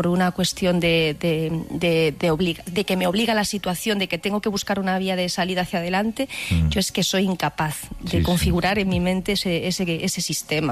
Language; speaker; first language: Spanish; native; Spanish